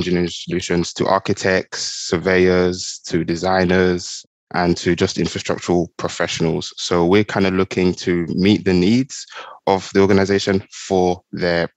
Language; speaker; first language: English; native; English